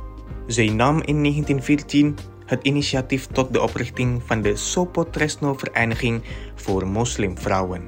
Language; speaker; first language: Dutch; non-native, fluent; Indonesian